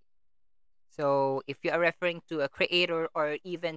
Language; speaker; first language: English; non-native, local second language; Kinaray-a